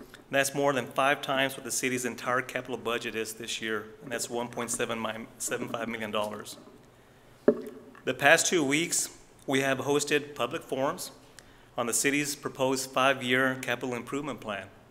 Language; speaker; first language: English; native; English